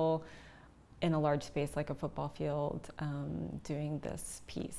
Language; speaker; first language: English; native; English